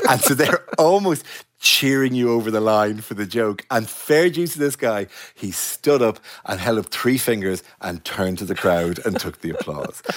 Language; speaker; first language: English; native; English